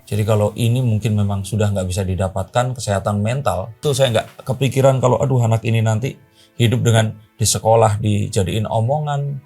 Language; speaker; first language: Indonesian; native; Indonesian